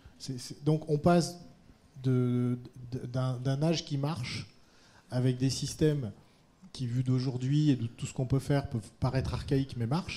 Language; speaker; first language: French; native; French